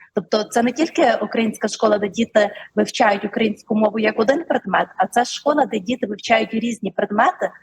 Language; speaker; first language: Ukrainian; native; Ukrainian